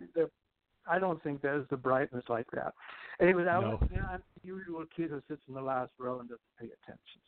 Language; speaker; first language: English; non-native, fluent; German